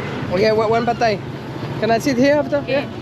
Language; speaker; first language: English; non-native, learner; French